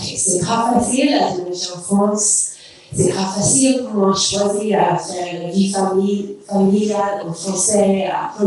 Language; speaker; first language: French; non-native, learner; English